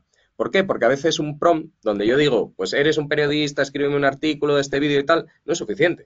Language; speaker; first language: Spanish; native; Spanish